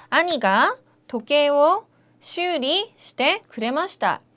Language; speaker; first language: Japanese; non-native, fluent; Korean